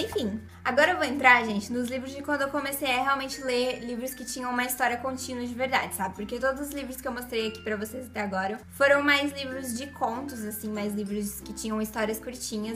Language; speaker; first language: Portuguese; native; Portuguese